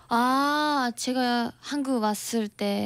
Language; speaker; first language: Korean; non-native, learner; Japanese